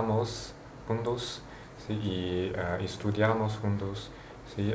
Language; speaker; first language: Spanish; non-native, learner; Chinese